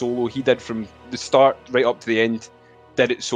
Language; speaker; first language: English; native; English